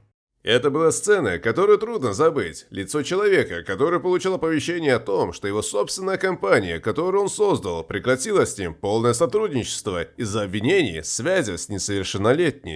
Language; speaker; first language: Russian; native; Russian